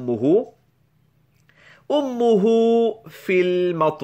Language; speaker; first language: Arabic; non-native, fluent; English